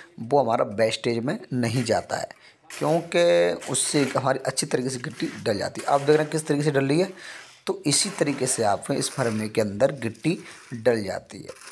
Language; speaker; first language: Hindi; native; Hindi